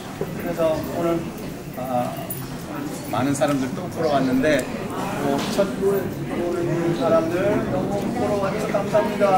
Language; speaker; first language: Korean; early bilingual, heritage; English